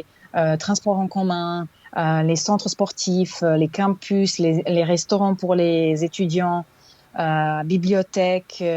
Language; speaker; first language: French; non-native, fluent; Serbian